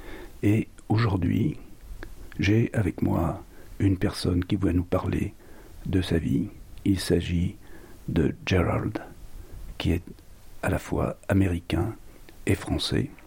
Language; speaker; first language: French; native; French